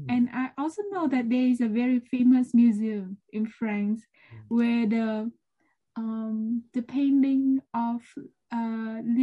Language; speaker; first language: English; non-native, learner; Vietnamese